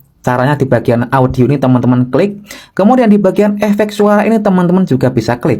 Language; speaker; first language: Indonesian; native; Indonesian